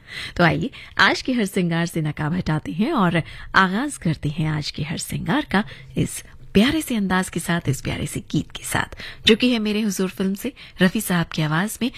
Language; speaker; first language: Hindi; native; Hindi